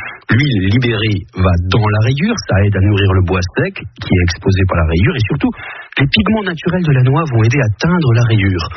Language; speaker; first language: French; native; French